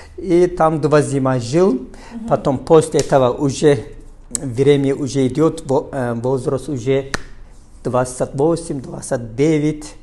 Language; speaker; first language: Russian; non-native, learner; Turkish